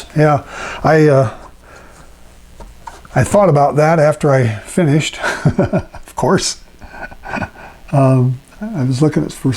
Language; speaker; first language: English; native; English